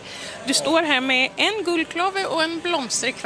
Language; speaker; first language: Swedish; native; Swedish